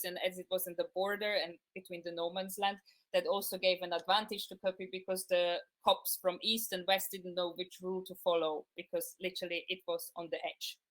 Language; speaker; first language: English; non-native, fluent; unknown